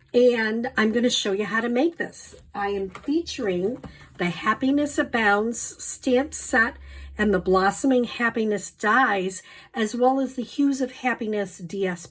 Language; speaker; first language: English; native; English